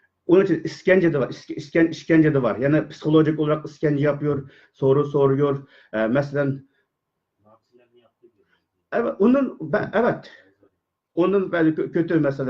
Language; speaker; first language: Turkish; non-native, learner; Uyghur